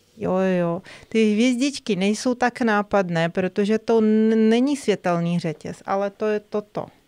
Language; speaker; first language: Czech; non-native, fluent; Russian